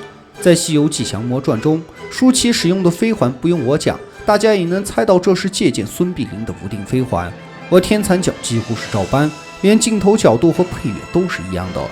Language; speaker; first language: Chinese; native; Chinese